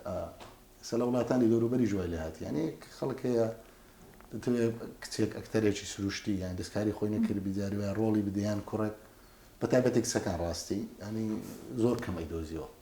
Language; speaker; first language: Central Kurdish; native; Central Kurdish